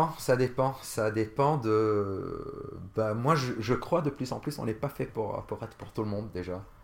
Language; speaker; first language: French; non-native, local second language; Arabic